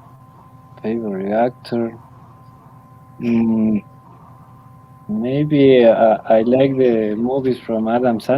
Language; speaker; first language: English; non-native, learner; Spanish